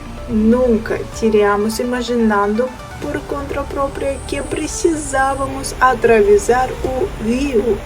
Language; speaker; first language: Portuguese; non-native, fluent; Russian